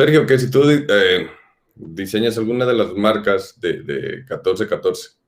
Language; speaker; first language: Spanish; native; Spanish